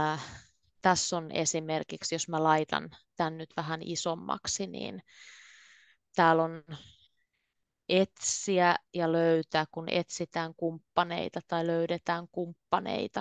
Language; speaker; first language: Finnish; native; Finnish